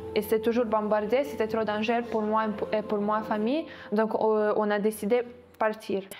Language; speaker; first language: French; non-native, fluent; Ukrainian